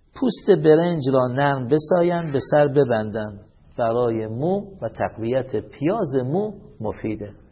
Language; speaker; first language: Persian; native; Persian